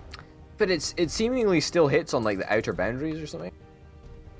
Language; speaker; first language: English; native; English